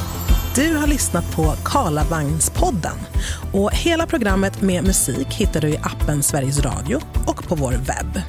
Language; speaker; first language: Swedish; native; Swedish